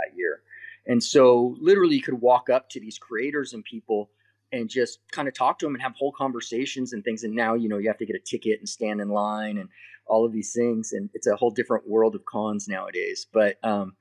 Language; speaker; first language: English; native; English